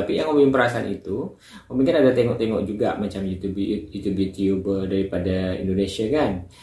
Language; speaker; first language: Malay; native; Malay